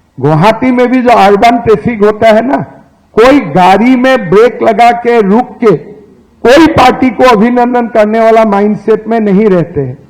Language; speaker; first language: Hindi; non-native, local second language; Assamese